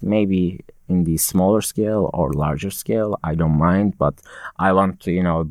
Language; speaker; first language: English; non-native, fluent; Turkish